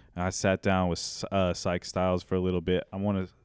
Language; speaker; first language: English; native; English